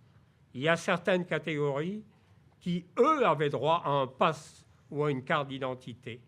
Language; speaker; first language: French; native; French